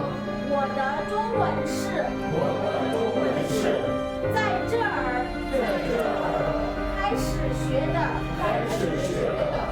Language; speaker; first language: Chinese; non-native, learner; Tibetan